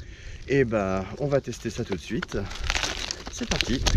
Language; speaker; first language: French; native; French